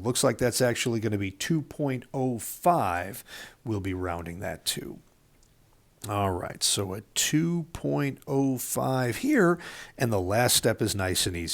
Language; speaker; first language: English; native; English